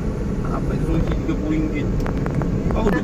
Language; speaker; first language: Malay; native; Malay